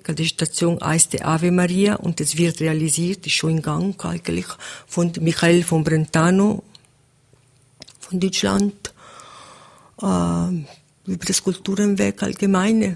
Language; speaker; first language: German; non-native, local second language; Italian